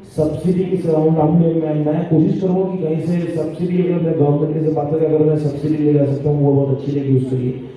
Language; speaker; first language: Hindi; non-native, local second language; Bangla